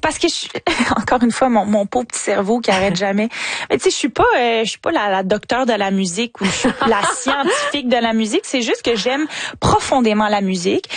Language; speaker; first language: French; native; French